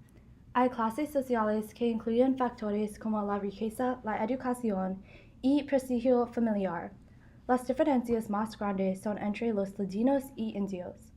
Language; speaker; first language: Spanish; non-native, learner; English